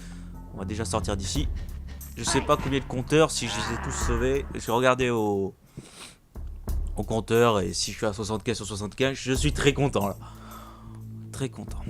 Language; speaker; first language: French; native; French